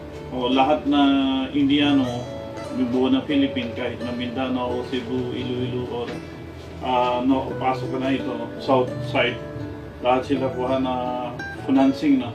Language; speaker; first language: Filipino; non-native, learner; Punjabi